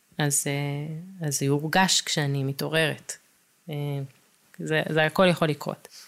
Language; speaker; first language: Hebrew; native; Hebrew